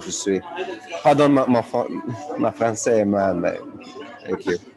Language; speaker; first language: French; non-native, learner; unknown